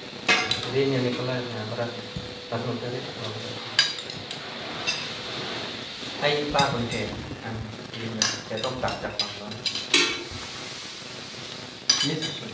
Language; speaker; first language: Russian; non-native, fluent; Thai